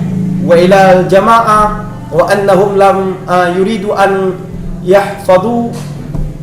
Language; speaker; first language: Arabic; non-native, fluent; Indonesian